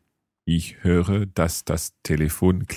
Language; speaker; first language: German; non-native, learner; English